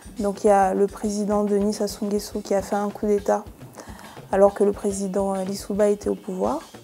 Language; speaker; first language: French; early bilingual, other home language; Lingala